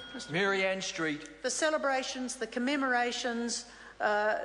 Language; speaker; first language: English; native; English